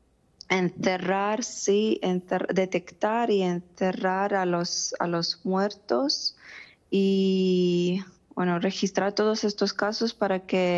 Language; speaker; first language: Spanish; non-native, fluent; Ukrainian